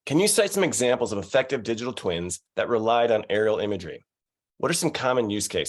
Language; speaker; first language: English; native; English